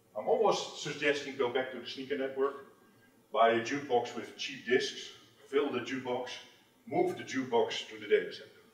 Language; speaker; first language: English; non-native, fluent; Dutch